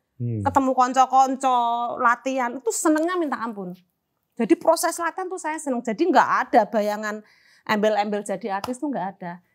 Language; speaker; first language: Indonesian; non-native, local second language; Javanese